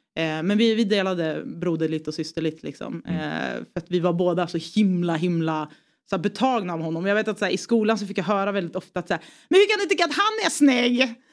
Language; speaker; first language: Swedish; early bilingual, other home language; Persian